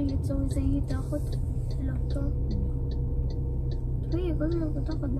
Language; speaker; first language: Arabic; native; Arabic